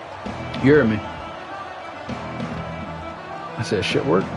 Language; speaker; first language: English; native; English